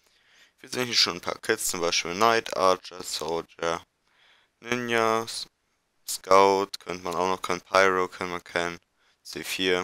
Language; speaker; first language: German; native; German